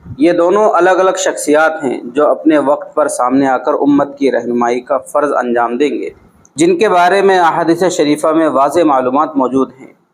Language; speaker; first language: Urdu; native; Urdu